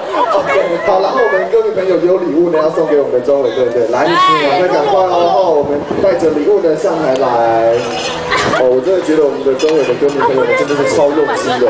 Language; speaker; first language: Chinese; native; Chinese